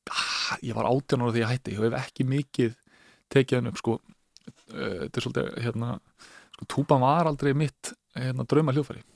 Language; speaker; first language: Icelandic; native; Icelandic